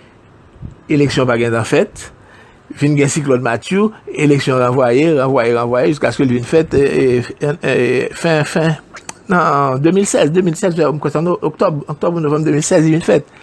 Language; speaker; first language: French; non-native, local second language; Haitian Creole